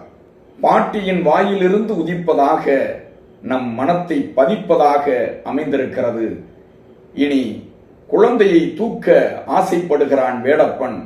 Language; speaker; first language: Tamil; native; Tamil